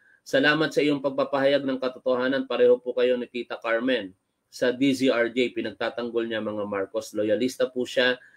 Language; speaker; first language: Filipino; native; Filipino